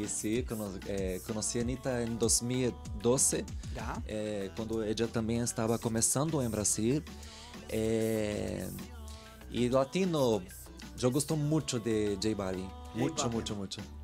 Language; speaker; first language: Spanish; non-native, learner; Portuguese